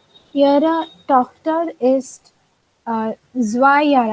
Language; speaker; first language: German; non-native, learner; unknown